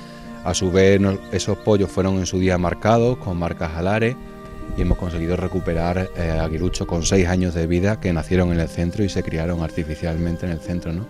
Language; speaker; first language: Spanish; native; Spanish